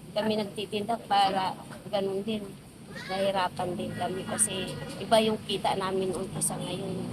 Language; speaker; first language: Filipino; non-native, local second language; Hiligaynon